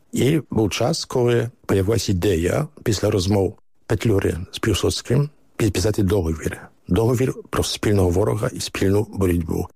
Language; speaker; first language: Ukrainian; early bilingual, heritage; Ukrainian